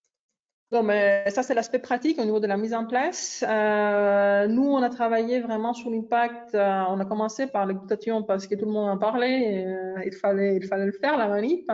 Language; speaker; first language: French; non-native, fluent; Greek